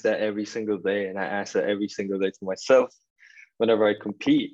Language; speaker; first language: English; non-native, local second language; Filipino